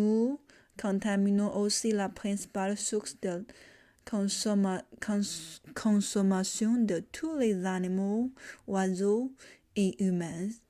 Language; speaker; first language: French; non-native, learner; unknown